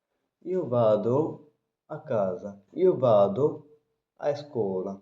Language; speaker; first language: Italian; non-native, learner; Bangla